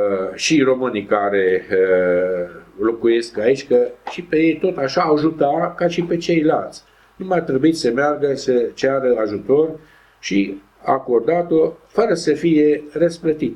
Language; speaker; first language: Romanian; non-native, local second language; Hungarian